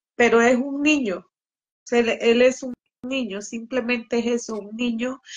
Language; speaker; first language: Spanish; native; Spanish